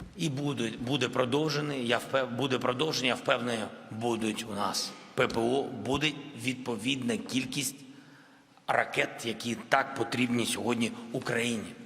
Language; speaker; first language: Ukrainian; non-native, local second language; Russian